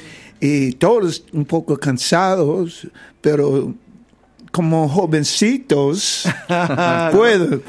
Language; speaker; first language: Spanish; non-native, learner; English